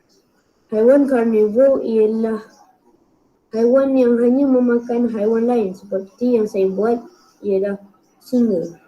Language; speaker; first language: Malay; native; Malay